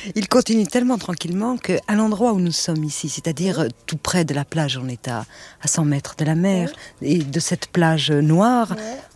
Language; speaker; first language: French; native; French